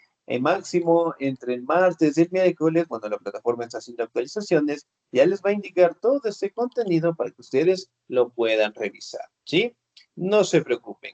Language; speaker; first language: Spanish; native; Spanish